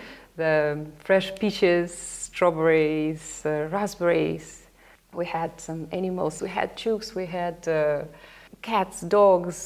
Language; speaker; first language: English; non-native, fluent; Russian